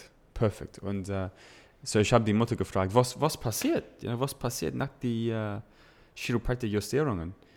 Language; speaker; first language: German; non-native, learner; English